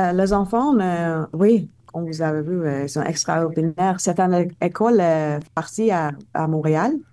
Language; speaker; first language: French; non-native, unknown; Persian